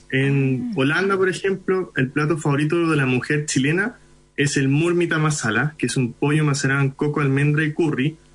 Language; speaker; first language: Spanish; early bilingual, other home language; Hindi